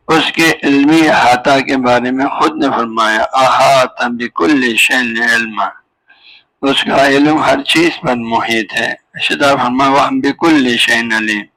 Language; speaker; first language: Urdu; non-native, local second language; Balti